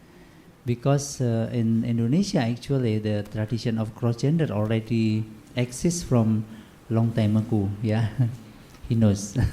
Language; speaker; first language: English; non-native, learner; Indonesian